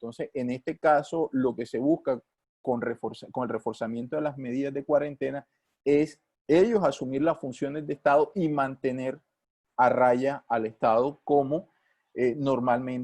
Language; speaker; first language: Spanish; native; Spanish